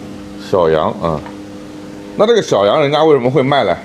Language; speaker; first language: Chinese; native; Chinese